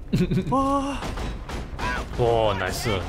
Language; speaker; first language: Korean; non-native, learner; German